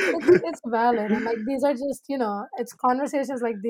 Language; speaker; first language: English; non-native, local second language; Malayalam